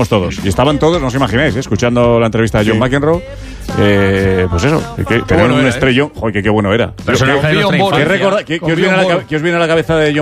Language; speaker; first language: Spanish; native; Spanish